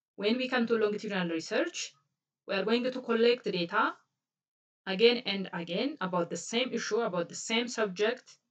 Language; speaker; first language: English; non-native, local second language; Amharic